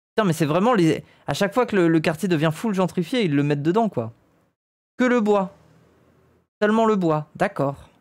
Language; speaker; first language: French; native; French